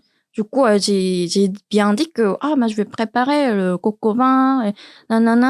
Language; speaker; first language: French; non-native, learner; Korean